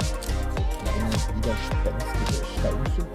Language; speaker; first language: German; native; German